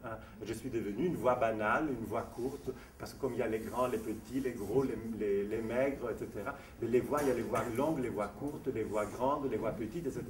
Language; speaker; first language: French; non-native, fluent; Italian